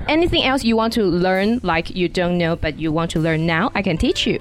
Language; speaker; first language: English; non-native, fluent; Chinese